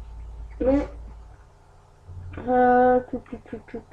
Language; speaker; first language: French; native; French